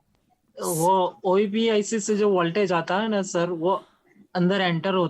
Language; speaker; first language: Hindi; native; Hindi